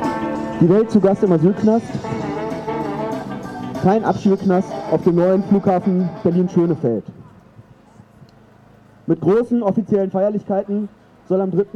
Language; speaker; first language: German; native; German